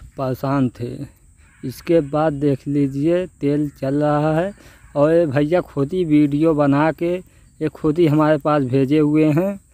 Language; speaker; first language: Hindi; native; Hindi